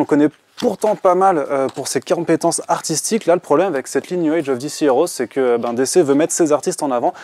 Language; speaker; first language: French; native; French